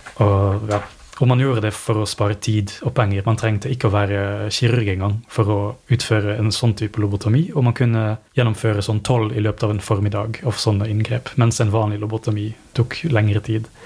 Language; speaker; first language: Norwegian; native; Norwegian